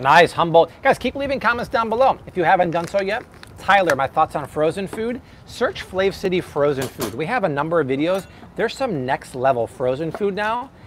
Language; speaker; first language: English; native; English